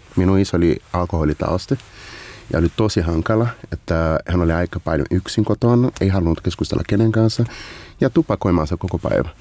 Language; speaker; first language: Finnish; non-native, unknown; Portuguese